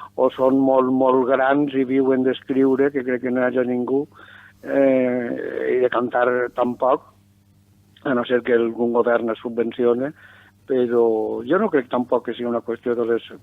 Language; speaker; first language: Catalan; native; Catalan